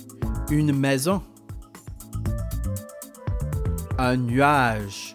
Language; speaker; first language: French; non-native, fluent; English